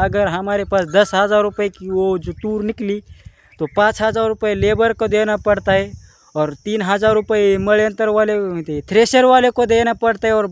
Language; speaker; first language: Hindi; non-native, local second language; Marathi